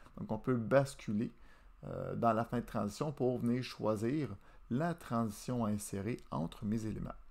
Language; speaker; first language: French; native; French